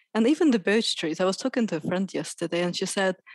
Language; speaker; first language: English; non-native, fluent; Russian